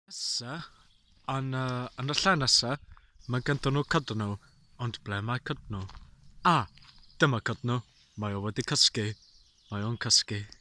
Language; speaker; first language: Welsh; non-native, local second language; English